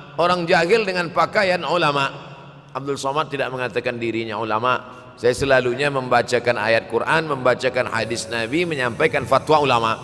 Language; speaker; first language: Malay; native; Malay